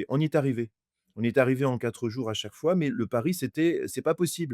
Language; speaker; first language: French; native; French